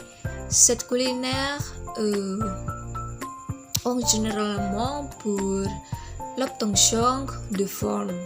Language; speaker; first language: French; non-native, learner; Indonesian